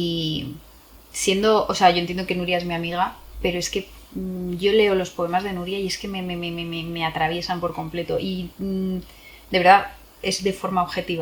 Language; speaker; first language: Spanish; native; Spanish